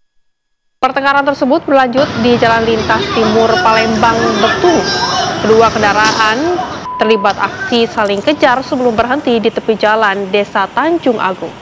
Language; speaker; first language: Indonesian; native; Indonesian